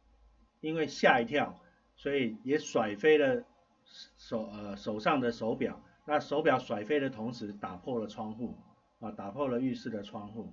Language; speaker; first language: Chinese; native; Chinese